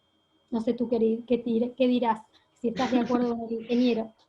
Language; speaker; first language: Spanish; native; Spanish